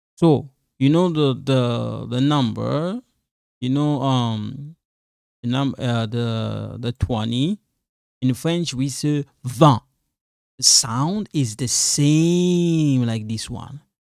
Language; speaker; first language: English; non-native, fluent; Lingala